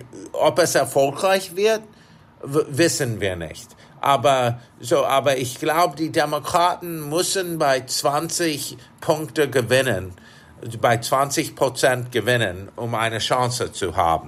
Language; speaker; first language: German; non-native, fluent; English